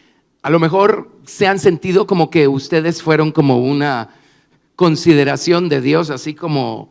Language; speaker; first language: Spanish; native; Spanish